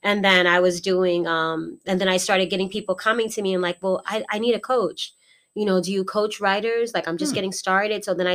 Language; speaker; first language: English; native; English